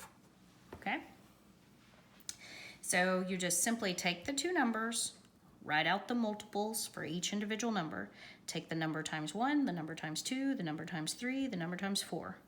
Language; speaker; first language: English; native; English